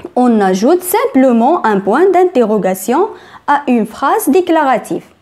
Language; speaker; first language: French; non-native, local second language; Arabic